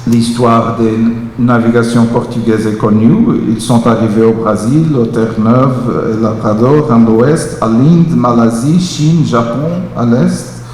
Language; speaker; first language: French; non-native, fluent; Portuguese